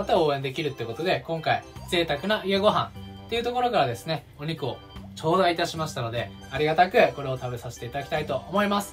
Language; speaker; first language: Japanese; native; Japanese